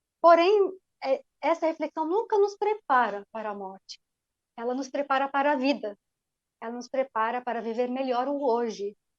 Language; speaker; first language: Portuguese; non-native, fluent; Arabic